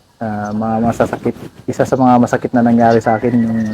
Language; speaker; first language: Filipino; native; Filipino